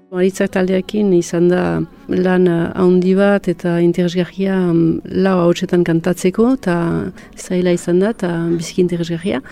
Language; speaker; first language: Basque; native; Basque